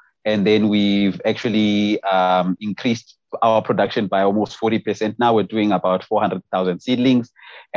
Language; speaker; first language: English; non-native, local second language; Xhosa